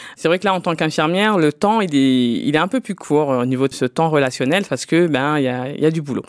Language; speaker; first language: French; native; French